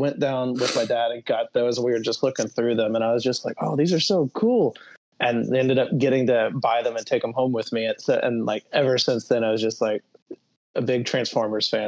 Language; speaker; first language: English; native; English